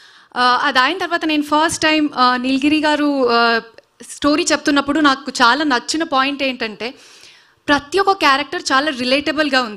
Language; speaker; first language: Telugu; non-native, learner; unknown